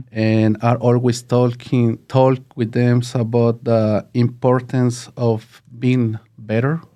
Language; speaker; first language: English; non-native, learner; Spanish